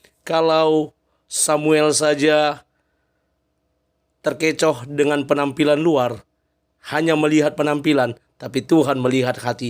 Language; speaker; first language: Indonesian; native; Indonesian